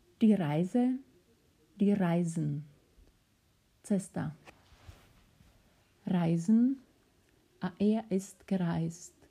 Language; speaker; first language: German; non-native, fluent; Czech